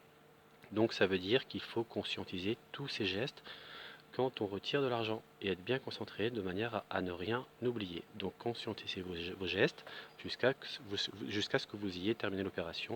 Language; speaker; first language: French; native; French